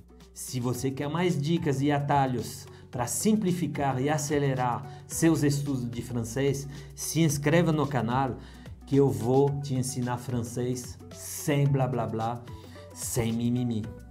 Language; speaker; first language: Portuguese; non-native, fluent; French